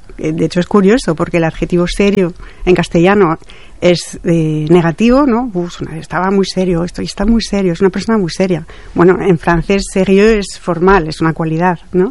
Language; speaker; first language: Spanish; non-native, fluent; French